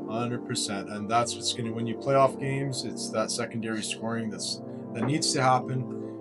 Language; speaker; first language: English; native; English